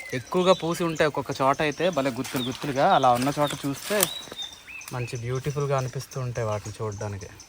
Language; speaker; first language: Telugu; non-native, local second language; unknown